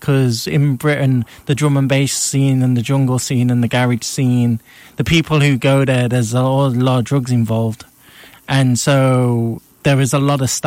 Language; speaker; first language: English; native; English